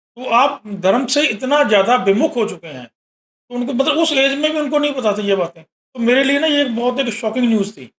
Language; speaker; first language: Hindi; native; Hindi